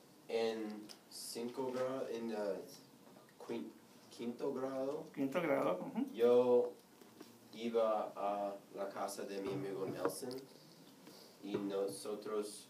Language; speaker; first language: Spanish; non-native, learner; English